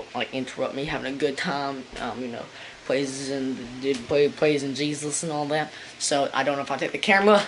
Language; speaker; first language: English; native; English